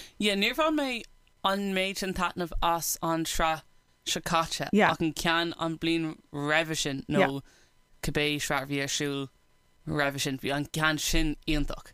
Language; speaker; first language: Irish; non-native, local second language; English